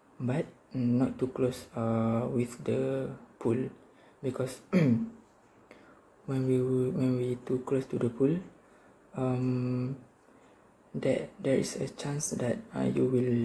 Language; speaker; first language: English; non-native, learner; Malay